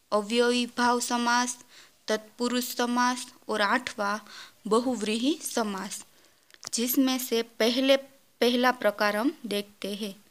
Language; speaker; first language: Hindi; non-native, local second language; Gujarati